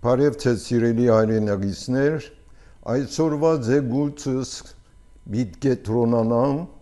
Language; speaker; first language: Armenian; early bilingual, heritage; Armenian